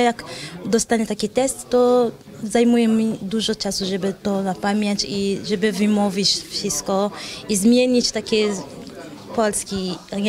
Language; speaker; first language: Polish; non-native, learner; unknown